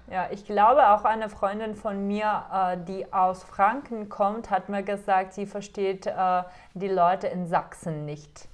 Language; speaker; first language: German; non-native, fluent; Czech